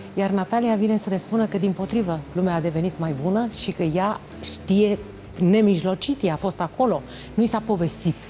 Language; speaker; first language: Romanian; native; Romanian